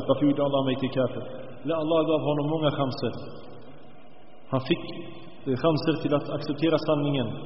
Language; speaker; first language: Swedish; early bilingual, other home language; Arabic